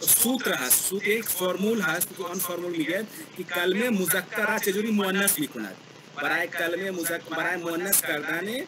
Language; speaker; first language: Persian; non-native, learner; Hindi